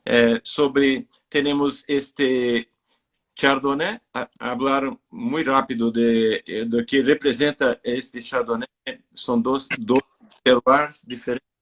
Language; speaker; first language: Spanish; non-native, fluent; Portuguese